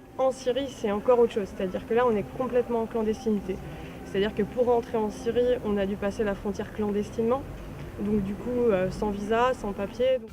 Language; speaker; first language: French; native; French